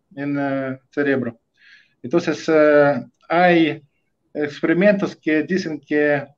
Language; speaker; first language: Spanish; non-native, fluent; Russian